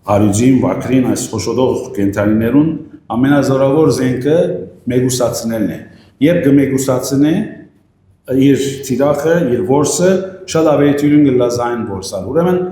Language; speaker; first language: Armenian; native; Armenian